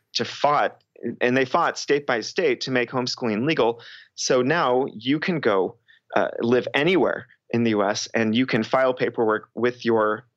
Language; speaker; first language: English; native; English